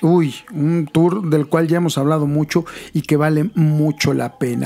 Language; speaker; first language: Spanish; native; Spanish